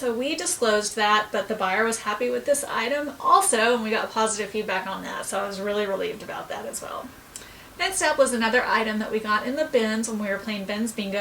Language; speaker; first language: English; native; English